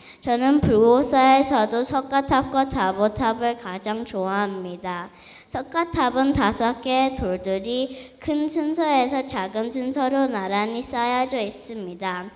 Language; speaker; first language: Korean; early bilingual, heritage; Korean